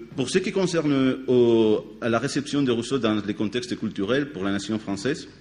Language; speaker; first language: French; non-native, fluent; Spanish